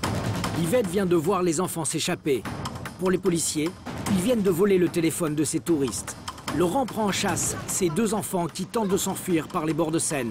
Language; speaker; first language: French; native; French